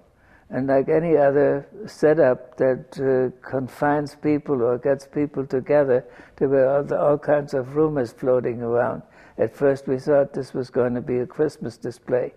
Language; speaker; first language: English; non-native, fluent; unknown